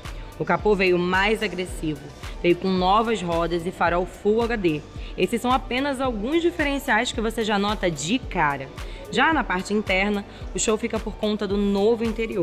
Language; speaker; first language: Portuguese; native; Portuguese